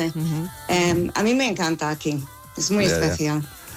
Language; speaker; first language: Spanish; non-native, learner; English